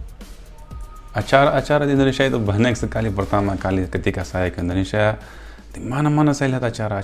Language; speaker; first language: Indonesian; non-native, fluent; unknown